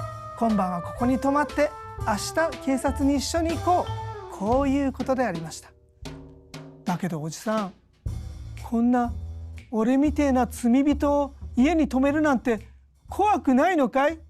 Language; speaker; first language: Japanese; native; Japanese